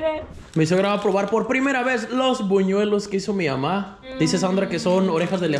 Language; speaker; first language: Spanish; native; Spanish